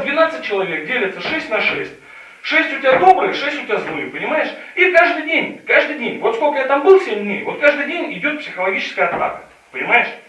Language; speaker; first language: Russian; native; Russian